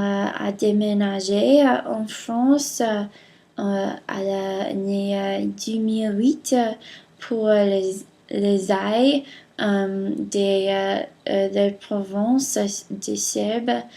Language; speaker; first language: French; non-native, learner; English